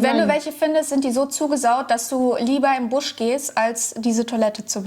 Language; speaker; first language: German; native; German